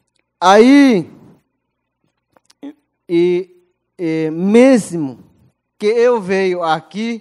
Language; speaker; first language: Portuguese; non-native, local second language; Yanomámi